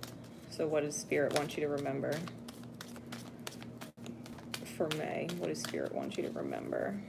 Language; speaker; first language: English; native; English